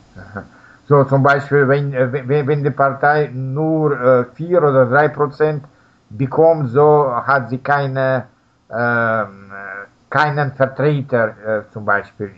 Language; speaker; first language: German; non-native, learner; Russian